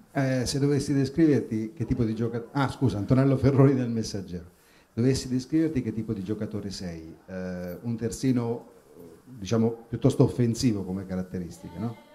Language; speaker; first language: Italian; native; Italian